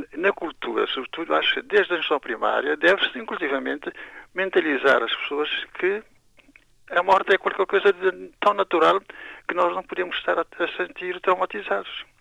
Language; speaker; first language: Portuguese; non-native, local second language; Kabuverdianu